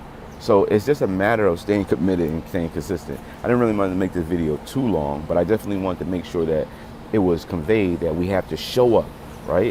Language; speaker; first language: English; native; English